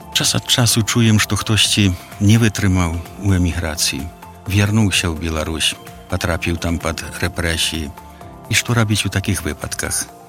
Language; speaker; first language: Belarusian; native; Belarusian